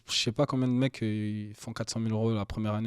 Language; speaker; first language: French; native; French